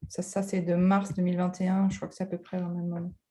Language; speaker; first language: French; native; French